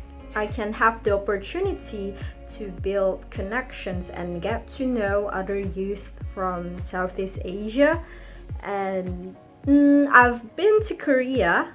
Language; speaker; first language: English; non-native, fluent; Indonesian